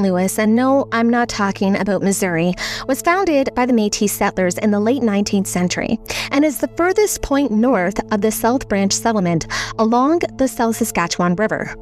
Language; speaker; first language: English; native; English